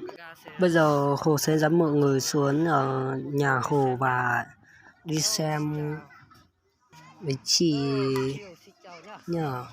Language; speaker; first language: Vietnamese; non-native, local second language; Hmong